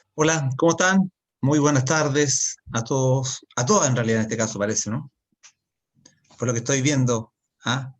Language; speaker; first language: Spanish; native; Spanish